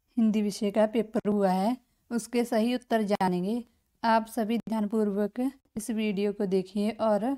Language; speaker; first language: Hindi; non-native, local second language; Punjabi